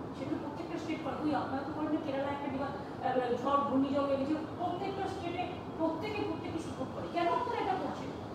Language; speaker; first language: Bangla; native; Bangla